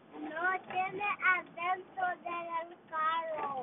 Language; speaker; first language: Spanish; early bilingual, heritage; Spanish